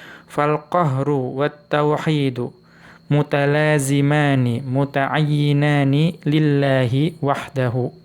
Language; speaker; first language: Arabic; non-native, fluent; Indonesian